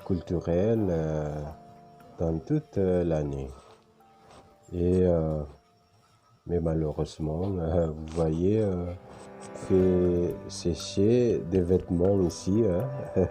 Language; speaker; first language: French; non-native, fluent; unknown